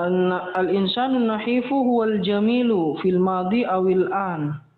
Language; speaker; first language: Arabic; non-native, fluent; Indonesian